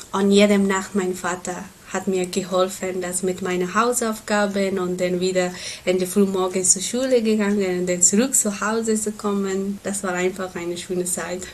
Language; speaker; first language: German; non-native, learner; Persian